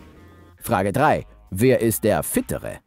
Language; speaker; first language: German; native; German